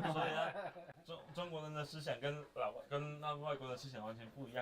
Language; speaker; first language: Chinese; native; Chinese